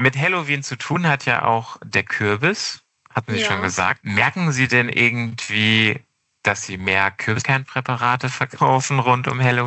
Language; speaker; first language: German; native; German